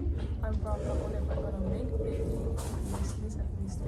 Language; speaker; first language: English; non-native, local second language; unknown